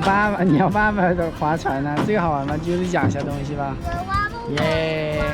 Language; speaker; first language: Chinese; early bilingual, heritage; Chinese